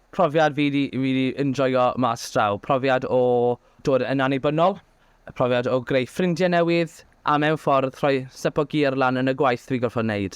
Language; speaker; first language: Welsh; native; Welsh